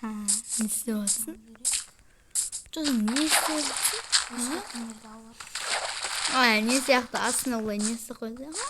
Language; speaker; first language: Kazakh; native; Kazakh